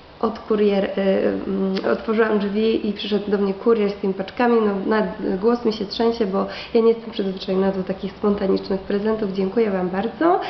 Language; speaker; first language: Polish; native; Polish